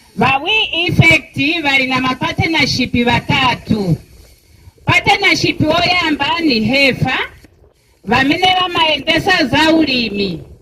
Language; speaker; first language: Nyanja; non-native, local second language; Tumbuka